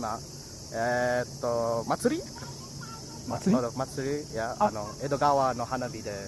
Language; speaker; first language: Japanese; non-native, learner; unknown